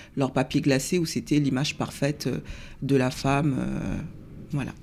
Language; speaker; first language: French; native; French